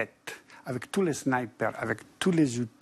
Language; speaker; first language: French; non-native, fluent; Bosnian